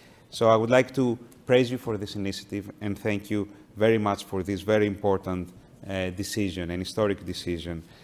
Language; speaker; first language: English; non-native, fluent; Greek